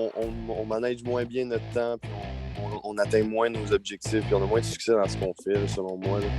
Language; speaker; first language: French; native; French